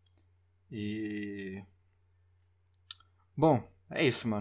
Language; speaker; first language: Portuguese; native; Portuguese